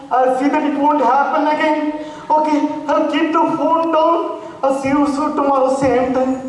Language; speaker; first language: English; non-native, local second language; Kannada